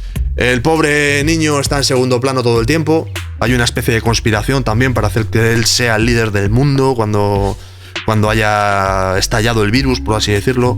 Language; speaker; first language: Spanish; native; Spanish